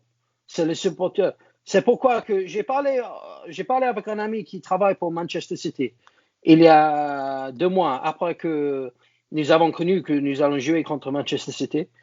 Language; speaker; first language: French; non-native, learner; English